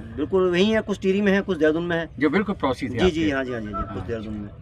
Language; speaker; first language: Hindi; native; Hindi